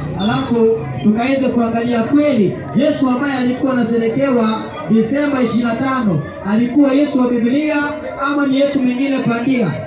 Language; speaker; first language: Swahili; non-native, local second language; Gusii